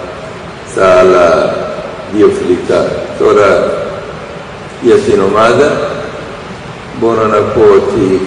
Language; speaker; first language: Greek; non-native, fluent; Serbian